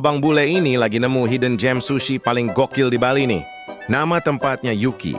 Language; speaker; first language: Indonesian; native; Indonesian